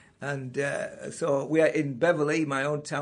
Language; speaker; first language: English; native; English